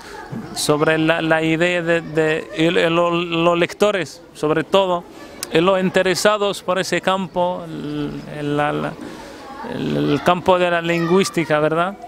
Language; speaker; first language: Spanish; non-native, fluent; Arabic